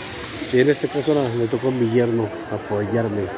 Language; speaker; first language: Spanish; native; Spanish